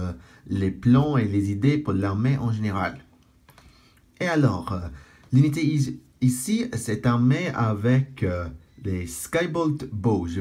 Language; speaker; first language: French; non-native, fluent; English